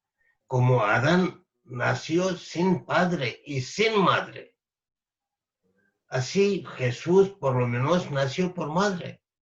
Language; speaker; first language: Spanish; non-native, fluent; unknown